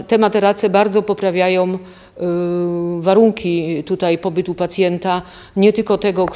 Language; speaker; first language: Polish; native; Polish